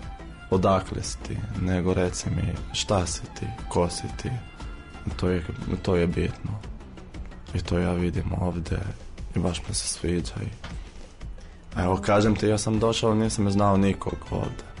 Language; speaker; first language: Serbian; non-native, fluent; Arabic